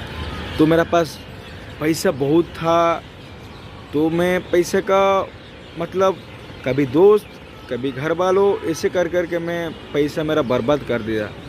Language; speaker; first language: Hindi; non-native, local second language; Odia